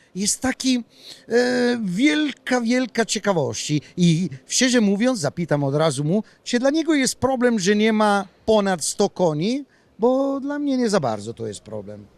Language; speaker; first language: Polish; non-native, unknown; Italian